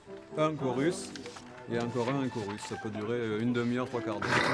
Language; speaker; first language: French; native; French